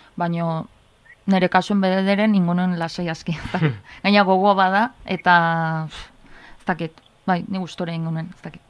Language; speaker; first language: Basque; native; Basque